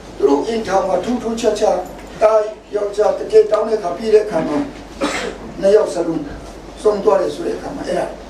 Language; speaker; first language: Burmese; non-native, local second language; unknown